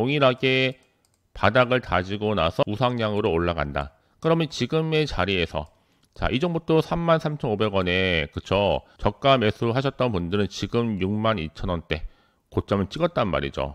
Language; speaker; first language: Korean; native; Korean